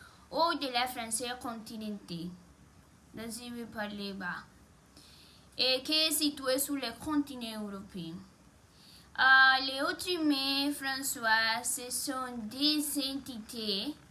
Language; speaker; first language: French; non-native, learner; Spanish